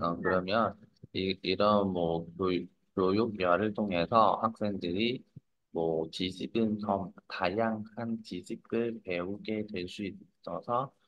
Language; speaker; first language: Korean; non-native, fluent; Vietnamese